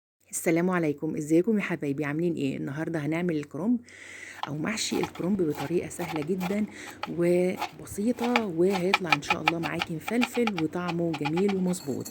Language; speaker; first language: Arabic; native; Arabic